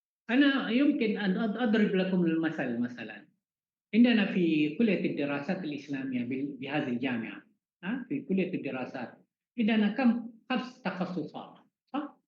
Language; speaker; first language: Arabic; non-native, fluent; Malay